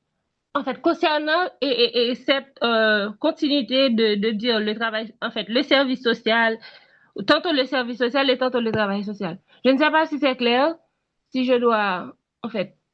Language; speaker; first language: French; non-native, local second language; Haitian Creole